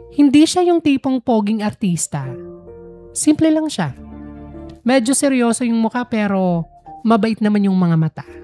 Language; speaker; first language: Filipino; non-native, local second language; Waray